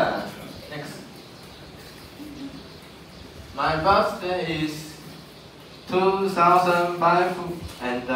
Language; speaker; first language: English; non-native, learner; Chinese